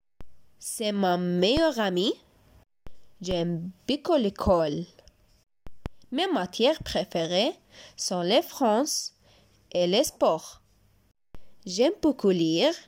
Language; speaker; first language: French; non-native, learner; Arabic